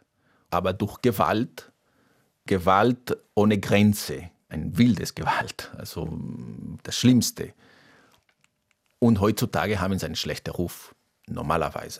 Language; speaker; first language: German; non-native, fluent; Portuguese